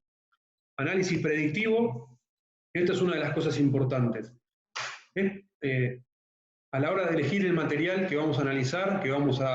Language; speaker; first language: Spanish; native; Spanish